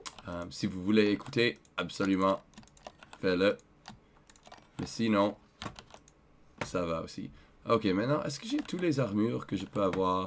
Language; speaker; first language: French; non-native, learner; English